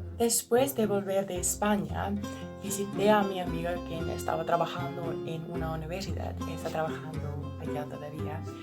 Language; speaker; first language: Spanish; non-native, learner; English